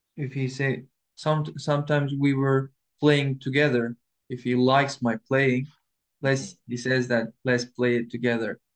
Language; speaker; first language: English; non-native, learner; Turkish